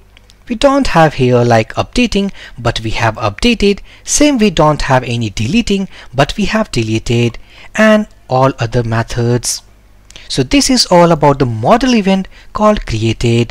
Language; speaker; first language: English; non-native, local second language; Hindi